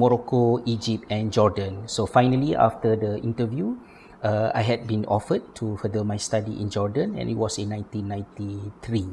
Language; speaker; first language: English; non-native, local second language; Malay